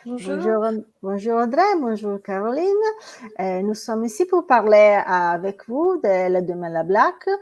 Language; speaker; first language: French; non-native, learner; Italian